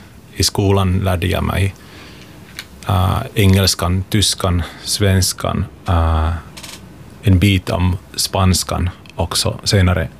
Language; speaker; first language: Swedish; non-native, local second language; Finnish